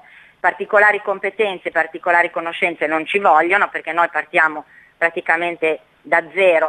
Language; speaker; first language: Italian; native; Italian